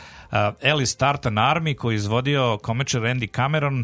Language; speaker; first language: Serbian; native; Serbian